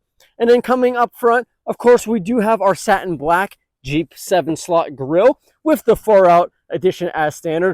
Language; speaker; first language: English; native; English